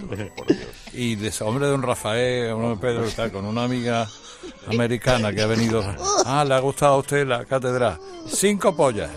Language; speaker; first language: Spanish; native; Spanish